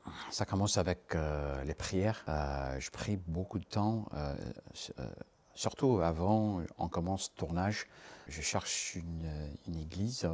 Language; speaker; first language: French; non-native, learner; English